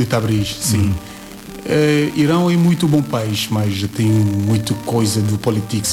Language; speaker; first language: Portuguese; non-native, learner; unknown